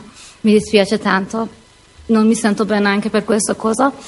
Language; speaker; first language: Italian; non-native, learner; Persian